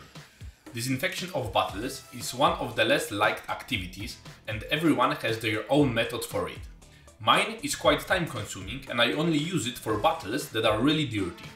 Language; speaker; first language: English; non-native, fluent; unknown